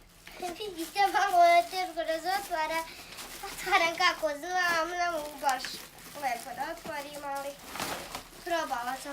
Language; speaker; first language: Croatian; early bilingual, heritage; Croatian